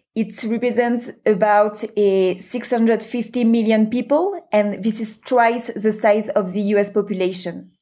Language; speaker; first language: English; non-native, fluent; French